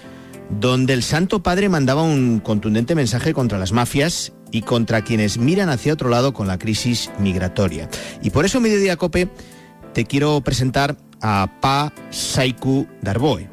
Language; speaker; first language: Spanish; native; Spanish